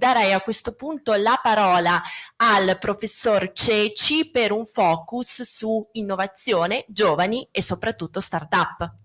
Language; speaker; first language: Italian; native; Italian